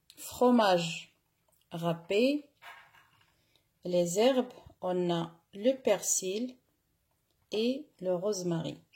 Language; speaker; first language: French; non-native, local second language; Arabic